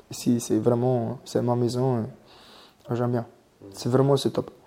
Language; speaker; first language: French; non-native, learner; Mongolian